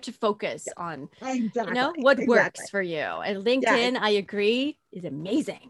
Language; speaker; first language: English; non-native, fluent; Dutch